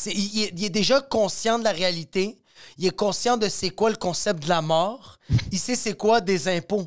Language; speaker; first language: French; native; French